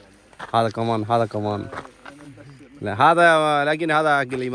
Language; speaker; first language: Arabic; non-native, learner; Malayalam